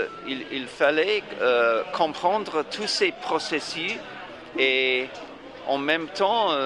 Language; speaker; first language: French; non-native, fluent; English